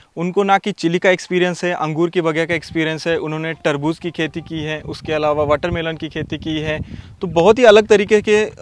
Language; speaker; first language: Hindi; native; Hindi